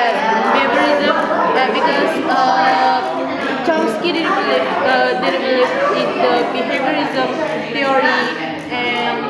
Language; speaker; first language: English; non-native, learner; Indonesian